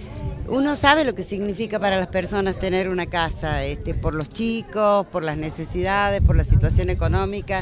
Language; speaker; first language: Spanish; native; Spanish